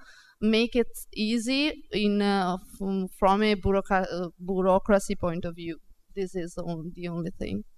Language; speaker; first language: English; non-native, fluent; Italian